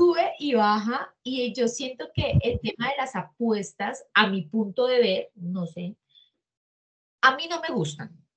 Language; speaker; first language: Spanish; native; Spanish